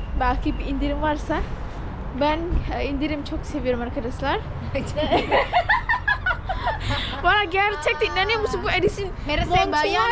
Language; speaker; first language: Turkish; non-native, learner; Indonesian